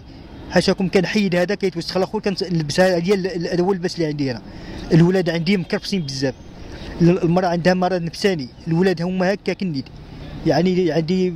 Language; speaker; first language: Arabic; native; Arabic